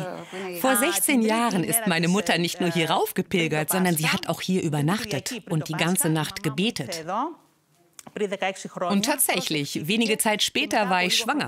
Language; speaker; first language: German; native; German